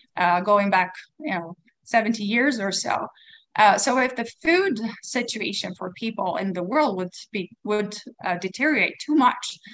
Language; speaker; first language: English; non-native, fluent; Swedish